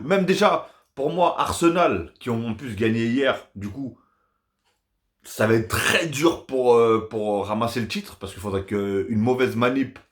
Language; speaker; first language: French; native; French